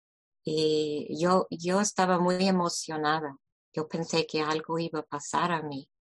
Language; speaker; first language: Spanish; non-native, fluent; English